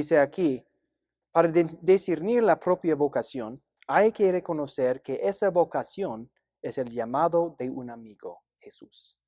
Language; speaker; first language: Spanish; non-native, fluent; English